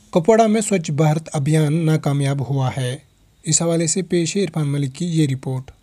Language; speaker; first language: Urdu; non-native, local second language; Kashmiri